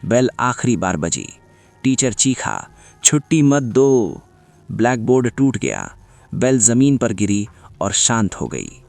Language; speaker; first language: Hindi; native; Hindi